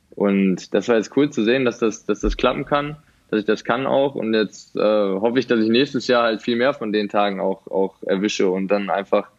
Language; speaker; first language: German; native; German